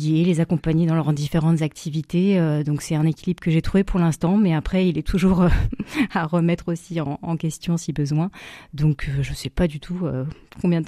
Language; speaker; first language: French; native; French